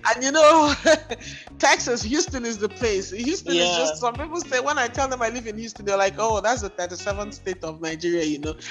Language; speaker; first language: English; non-native, local second language; Igbo